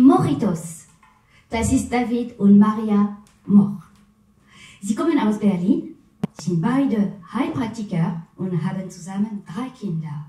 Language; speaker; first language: German; non-native, fluent; French